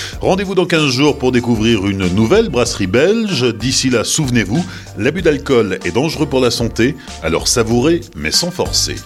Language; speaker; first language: French; native; French